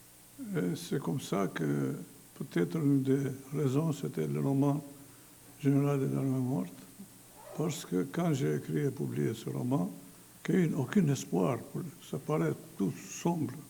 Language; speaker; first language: French; non-native, fluent; Albanian